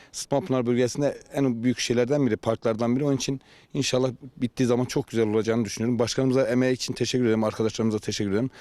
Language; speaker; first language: Turkish; native; Turkish